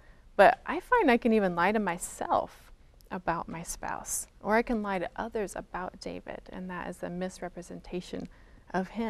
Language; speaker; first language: English; native; English